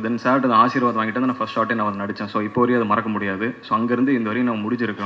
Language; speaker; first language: Tamil; native; Tamil